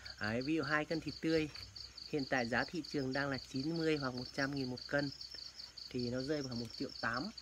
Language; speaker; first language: Vietnamese; non-native, local second language; Tày